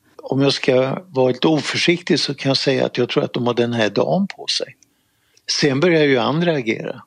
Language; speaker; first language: Swedish; native; Swedish